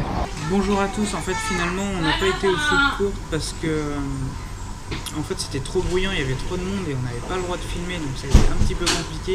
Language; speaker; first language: French; native; French